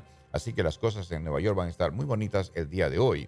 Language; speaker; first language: Spanish; native; Spanish